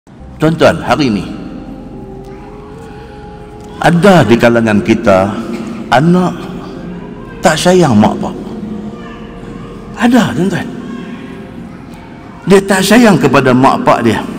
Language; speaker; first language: Malay; native; Malay